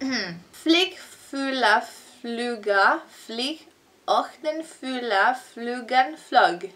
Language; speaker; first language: Swedish; non-native, learner; Italian